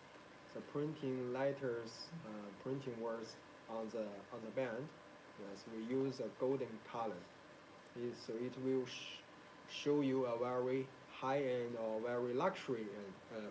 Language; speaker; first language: English; non-native, learner; Chinese